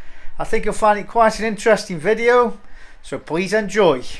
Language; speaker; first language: English; native; English